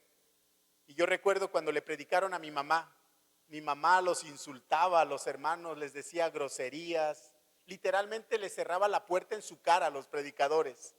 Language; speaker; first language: Spanish; native; Spanish